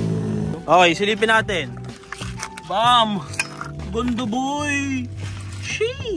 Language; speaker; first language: Filipino; native; Filipino